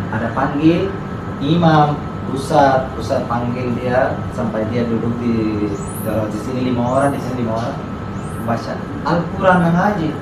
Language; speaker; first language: Indonesian; non-native, learner; Rohingya